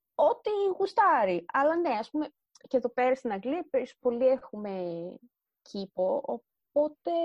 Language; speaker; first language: Greek; native; Greek